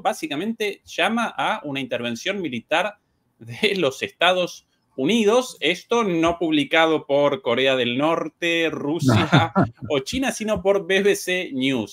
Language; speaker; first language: Spanish; native; Spanish